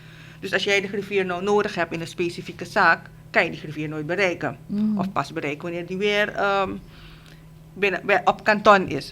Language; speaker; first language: Dutch; native; Dutch